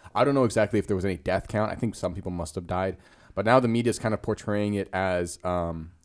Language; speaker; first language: English; native; English